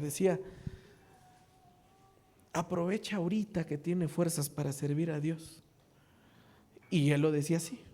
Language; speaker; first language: Spanish; native; Spanish